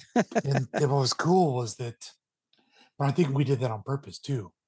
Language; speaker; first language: English; native; English